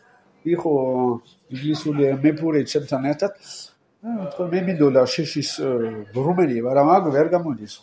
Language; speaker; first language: Georgian; non-native, learner; French